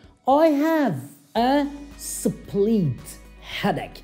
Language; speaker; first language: English; non-native, fluent; Turkish